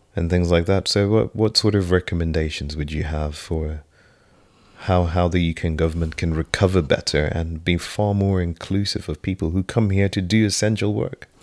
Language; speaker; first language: English; native; English